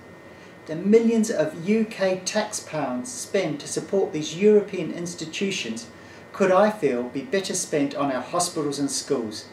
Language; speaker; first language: English; native; English